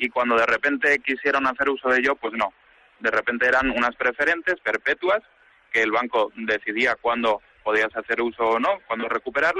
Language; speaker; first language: Spanish; native; Spanish